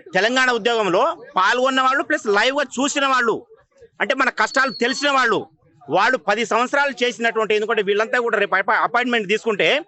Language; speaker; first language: Telugu; native; Telugu